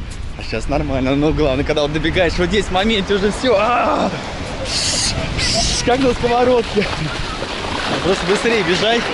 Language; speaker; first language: Russian; native; Russian